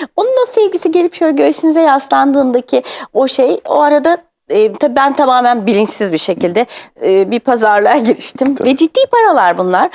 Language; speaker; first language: Turkish; native; Turkish